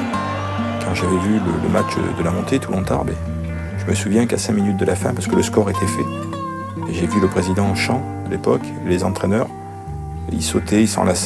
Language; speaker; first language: French; native; French